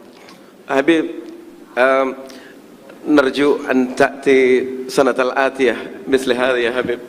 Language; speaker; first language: Arabic; non-native, learner; Indonesian